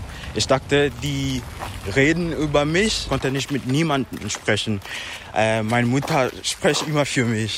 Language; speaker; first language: German; non-native, learner; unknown